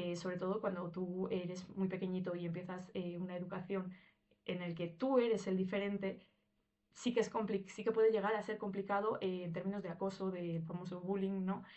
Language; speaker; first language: Spanish; early bilingual, other home language; Russian